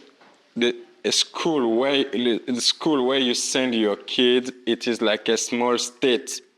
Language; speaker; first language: English; non-native, fluent; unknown